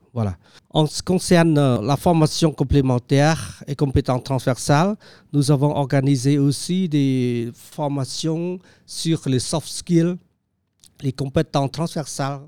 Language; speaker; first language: French; non-native, fluent; Khmer